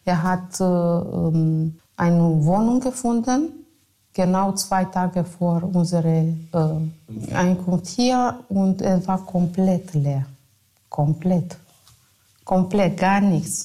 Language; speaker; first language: German; non-native, fluent; Romanian